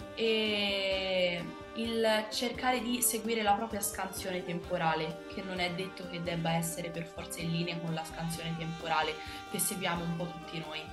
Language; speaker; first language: Italian; native; Italian